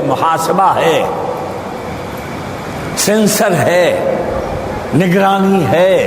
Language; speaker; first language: Urdu; native; Urdu